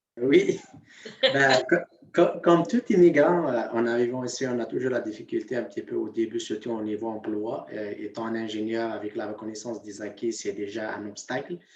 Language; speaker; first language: French; non-native, local second language; Arabic